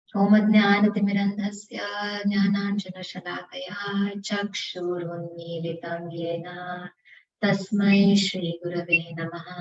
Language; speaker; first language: Hindi; non-native, local second language; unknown